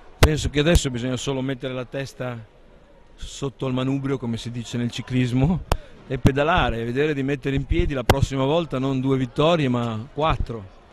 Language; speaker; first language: Italian; native; Italian